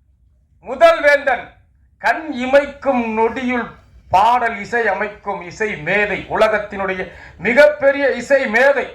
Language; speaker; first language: Tamil; native; Tamil